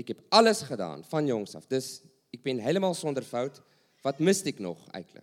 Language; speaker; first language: Dutch; non-native, learner; English